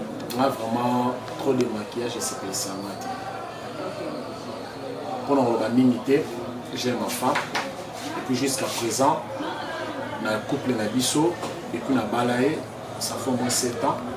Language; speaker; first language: French; non-native, local second language; Lingala